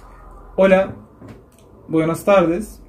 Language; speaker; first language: Spanish; non-native, learner; Turkish